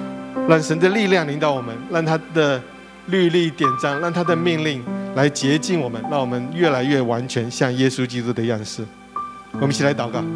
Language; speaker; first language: Chinese; native; Chinese